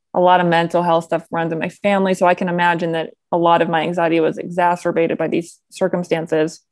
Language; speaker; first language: English; native; English